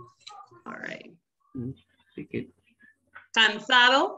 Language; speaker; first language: Spanish; non-native, learner; English